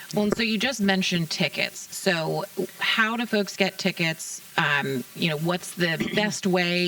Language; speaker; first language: English; native; English